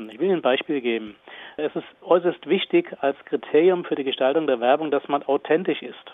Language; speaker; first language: German; native; German